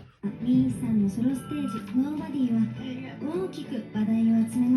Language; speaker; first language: Japanese; native; Japanese